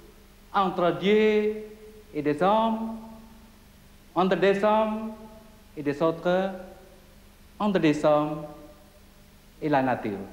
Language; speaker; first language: French; non-native, fluent; Javanese